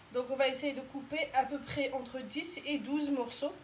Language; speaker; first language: French; non-native, local second language; Arabic